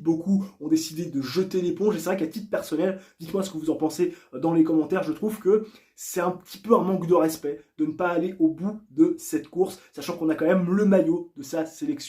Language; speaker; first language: French; native; French